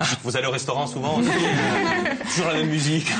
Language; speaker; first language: French; native; French